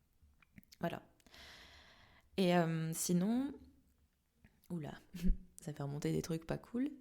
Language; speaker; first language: French; native; French